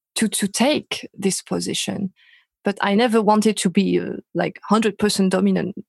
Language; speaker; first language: English; non-native, fluent; French